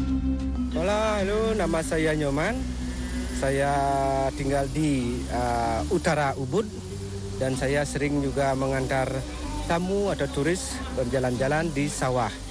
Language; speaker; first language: Indonesian; non-native, local second language; Balinese